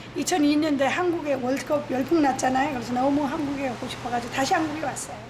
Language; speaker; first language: Korean; non-native, fluent; Nepali